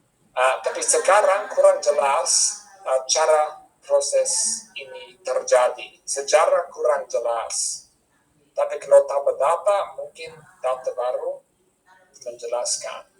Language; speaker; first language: Indonesian; non-native, fluent; English